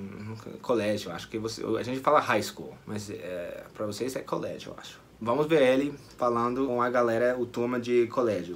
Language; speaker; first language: Portuguese; non-native, fluent; English